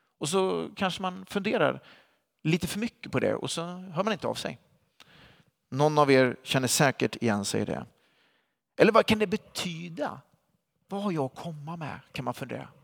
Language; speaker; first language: Swedish; native; Swedish